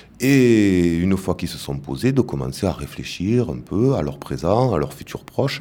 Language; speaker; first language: French; native; French